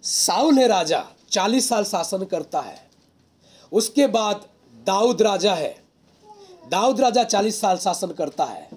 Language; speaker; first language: Hindi; non-native, local second language; Odia